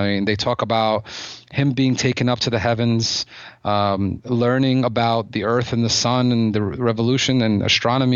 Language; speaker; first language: English; native; English